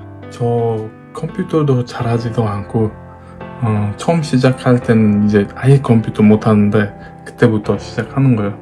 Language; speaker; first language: Korean; non-native, fluent; Uzbek